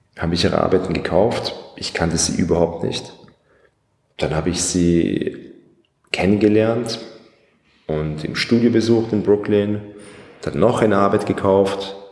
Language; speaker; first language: German; early bilingual, other home language; Persian